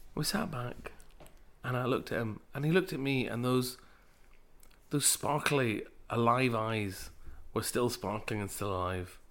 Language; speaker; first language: English; native; English